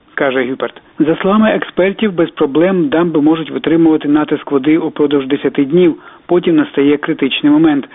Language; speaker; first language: Ukrainian; native; Ukrainian